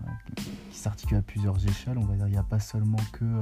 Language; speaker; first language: French; native; French